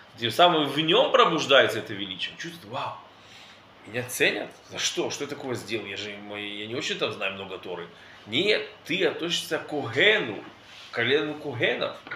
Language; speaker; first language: Russian; early bilingual, heritage; Russian